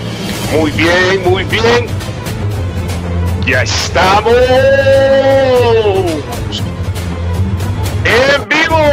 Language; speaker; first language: Spanish; native; Spanish